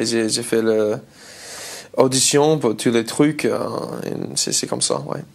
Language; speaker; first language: French; non-native, learner; English